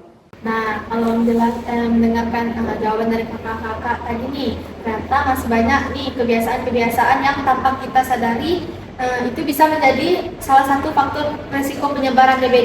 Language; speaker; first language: Indonesian; native; Indonesian